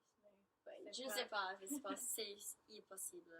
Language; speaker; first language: French; non-native, learner; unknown